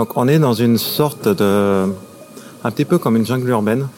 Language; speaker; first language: French; native; French